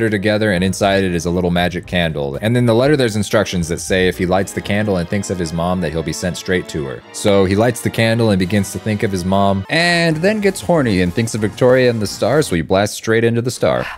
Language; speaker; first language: English; native; English